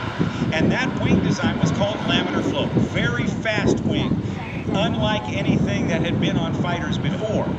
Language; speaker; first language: English; native; English